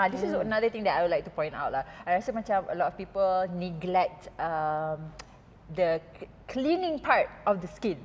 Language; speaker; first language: English; non-native, local second language; Malay